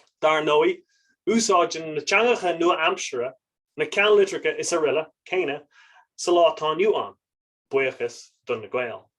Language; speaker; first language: Irish; non-native, local second language; English